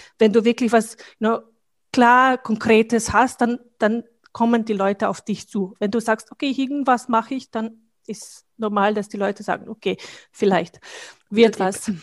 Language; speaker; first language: German; non-native, fluent; Bosnian